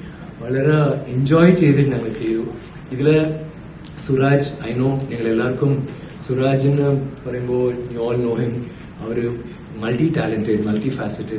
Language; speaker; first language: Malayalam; non-native, learner; Tamil